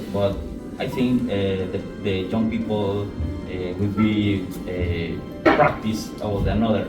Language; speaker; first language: English; non-native, learner; Spanish